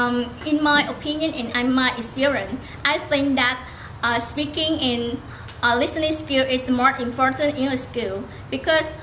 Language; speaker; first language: English; non-native, learner; Vietnamese